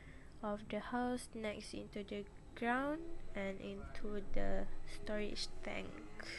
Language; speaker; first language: English; non-native, local second language; Malay